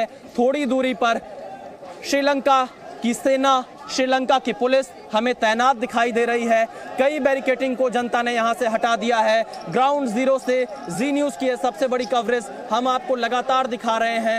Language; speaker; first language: Hindi; native; Hindi